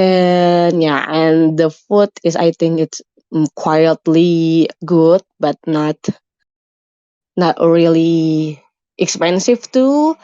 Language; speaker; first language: English; non-native, learner; Indonesian